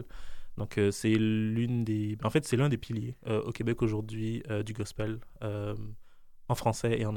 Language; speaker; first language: French; native; French